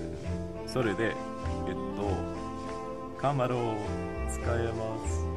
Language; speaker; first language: Japanese; non-native, learner; English